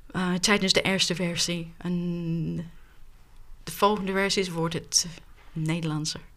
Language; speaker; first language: Dutch; non-native, fluent; English